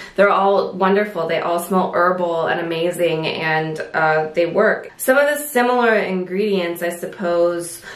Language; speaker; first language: English; native; English